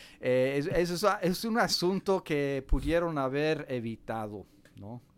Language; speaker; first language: Spanish; non-native, fluent; English